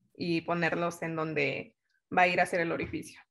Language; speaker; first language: Spanish; native; Spanish